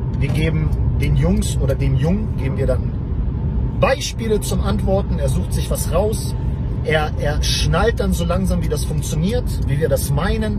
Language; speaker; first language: German; native; German